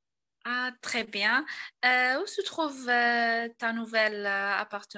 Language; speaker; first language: French; non-native, learner; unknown